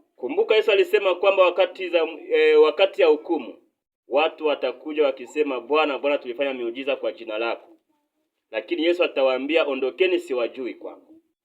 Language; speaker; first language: Swahili; non-native, local second language; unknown